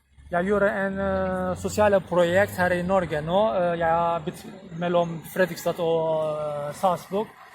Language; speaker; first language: Swedish; non-native, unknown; Turkish